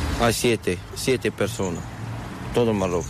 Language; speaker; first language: Spanish; non-native, learner; Arabic